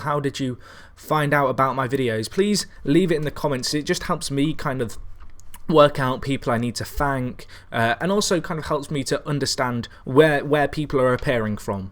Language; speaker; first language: English; native; English